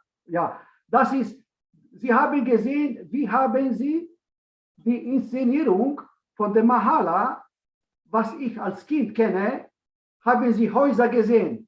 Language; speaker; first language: German; non-native, learner; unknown